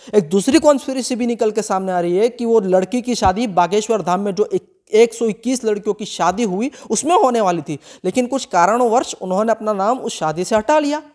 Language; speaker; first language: Hindi; non-native, local second language; Gujarati